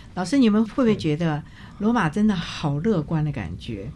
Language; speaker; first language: Chinese; native; Chinese